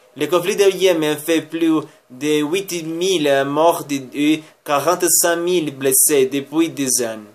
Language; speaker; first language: French; non-native, learner; Spanish